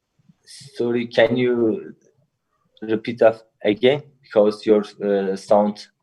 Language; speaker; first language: English; non-native, learner; Turkish